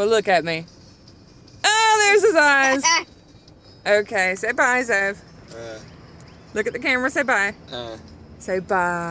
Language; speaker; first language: English; native; English